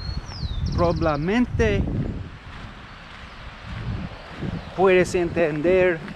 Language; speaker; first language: Spanish; non-native, learner; English